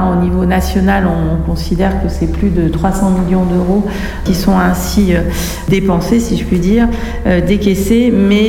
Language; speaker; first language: French; native; French